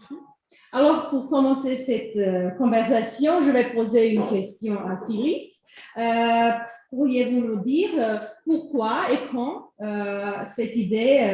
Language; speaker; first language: French; non-native, fluent; Croatian